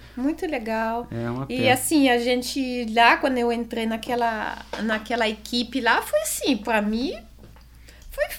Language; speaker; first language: Portuguese; non-native, fluent; French